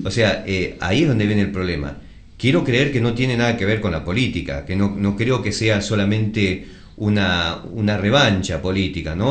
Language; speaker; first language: Spanish; native; Spanish